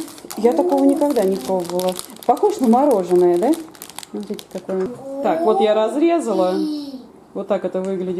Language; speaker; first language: Russian; native; Russian